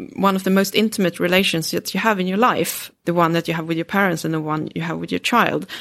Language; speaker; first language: English; early bilingual, other home language; Swedish